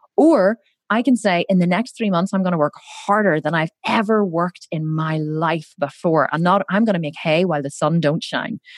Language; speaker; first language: English; native; English